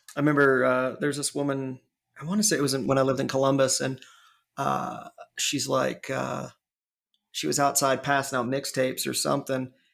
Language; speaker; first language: English; native; English